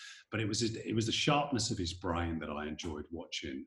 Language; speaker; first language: English; native; English